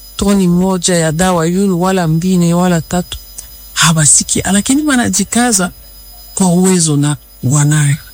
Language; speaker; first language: Swahili; native; Swahili